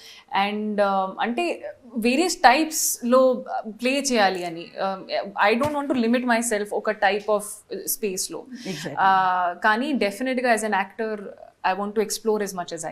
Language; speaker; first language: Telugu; non-native, learner; Hindi